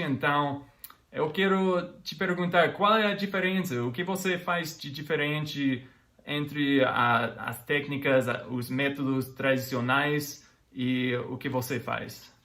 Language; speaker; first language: Portuguese; non-native, fluent; English